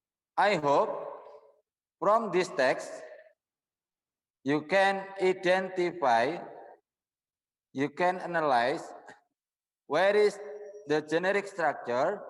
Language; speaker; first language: English; non-native, learner; Indonesian